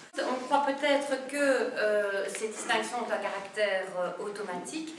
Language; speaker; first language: French; native; French